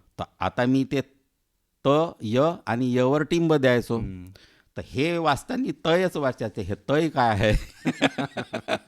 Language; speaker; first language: Marathi; native; Marathi